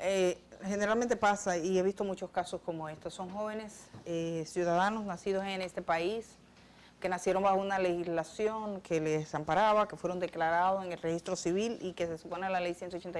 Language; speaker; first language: Spanish; native; Spanish